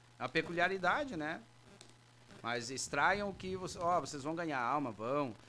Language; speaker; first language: Portuguese; native; Portuguese